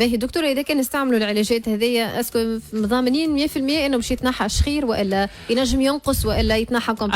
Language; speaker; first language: Arabic; native; Arabic